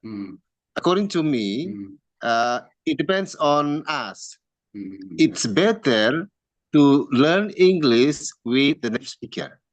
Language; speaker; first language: English; non-native, learner; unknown